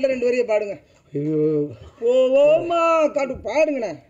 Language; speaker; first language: Tamil; native; Tamil